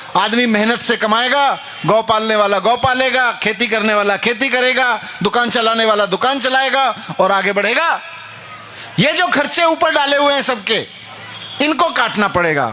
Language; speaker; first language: Hindi; native; Hindi